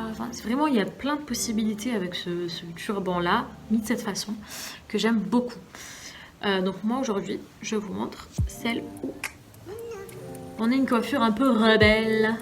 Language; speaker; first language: French; native; French